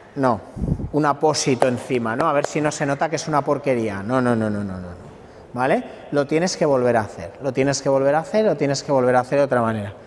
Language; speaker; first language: Spanish; non-native, local second language; Catalan